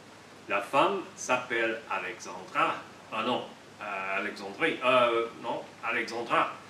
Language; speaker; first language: French; non-native, learner; English